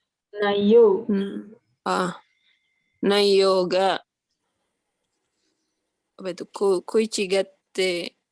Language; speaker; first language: Japanese; non-native, learner; Indonesian